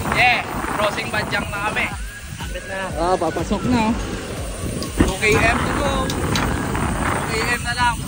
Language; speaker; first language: Filipino; non-native, local second language; Hiligaynon